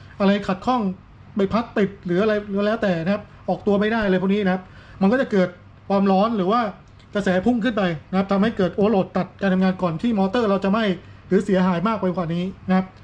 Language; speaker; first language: Thai; native; Thai